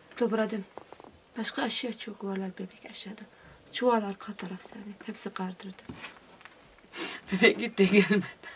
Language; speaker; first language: Turkish; non-native, learner; Arabic